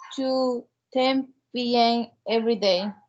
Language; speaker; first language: English; non-native, learner; Spanish